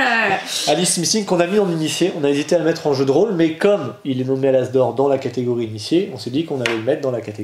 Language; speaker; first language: French; native; French